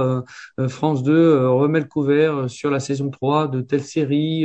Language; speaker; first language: French; native; French